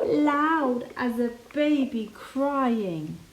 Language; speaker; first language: English; non-native, fluent; Spanish